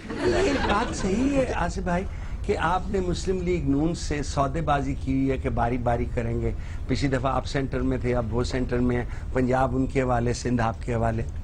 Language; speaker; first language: Urdu; non-native, local second language; Punjabi